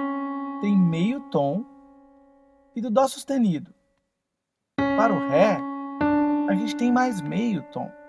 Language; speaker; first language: Portuguese; native; Portuguese